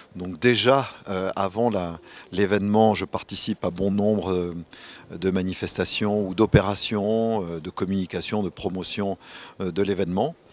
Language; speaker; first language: French; native; French